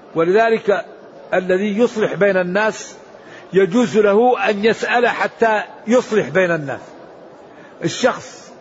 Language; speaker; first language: Arabic; native; Arabic